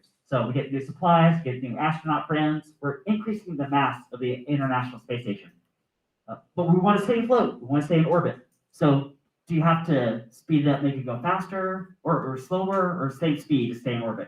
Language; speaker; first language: English; native; English